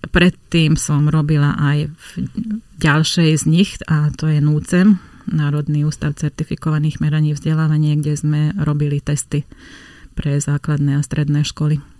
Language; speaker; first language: Slovak; non-native, local second language; Hungarian